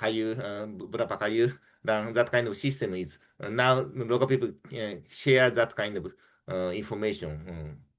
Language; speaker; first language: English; non-native, fluent; Japanese